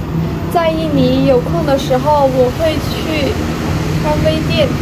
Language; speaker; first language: Chinese; native; Chinese